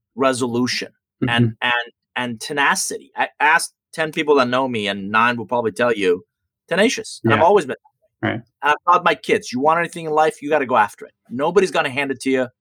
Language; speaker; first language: English; early bilingual, other home language; Persian